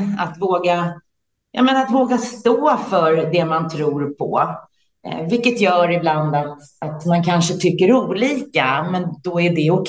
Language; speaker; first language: Swedish; native; Swedish